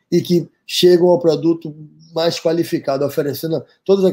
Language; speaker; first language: Portuguese; native; Portuguese